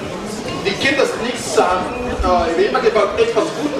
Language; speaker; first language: German; non-native, learner; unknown